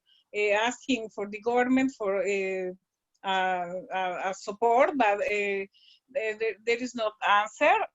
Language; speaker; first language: English; non-native, learner; Spanish